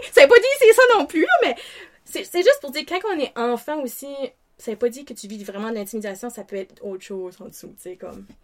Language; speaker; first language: French; native; French